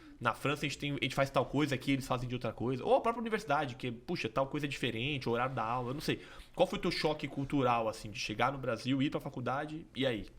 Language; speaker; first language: Portuguese; native; Portuguese